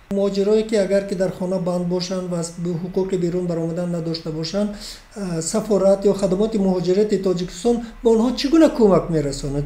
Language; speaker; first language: Tajik; native; Tajik